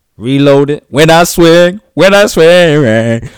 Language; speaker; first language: English; native; English